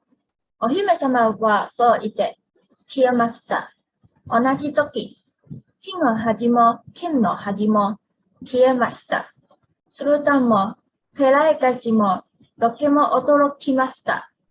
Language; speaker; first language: Japanese; non-native, learner; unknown